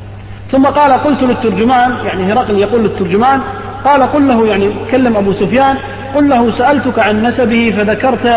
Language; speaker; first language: Arabic; native; Arabic